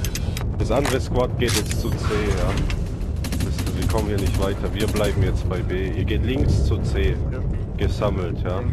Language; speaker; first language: German; native; German